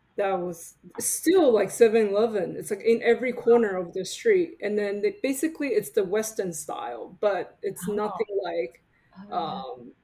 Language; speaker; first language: English; non-native, fluent; Chinese